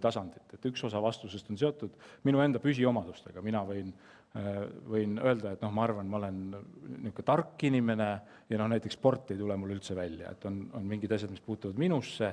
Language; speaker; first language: Estonian; native; Estonian